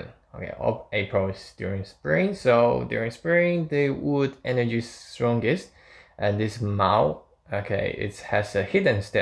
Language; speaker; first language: English; non-native, fluent; Chinese